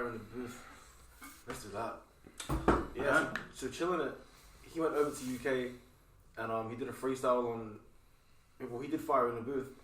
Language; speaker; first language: English; native; English